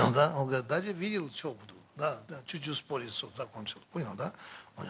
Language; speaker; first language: Russian; non-native, learner; Tibetan